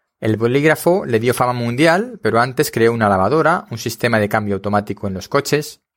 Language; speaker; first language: Spanish; native; Spanish